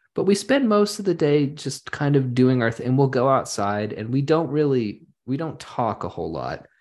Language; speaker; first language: English; early bilingual, other home language; German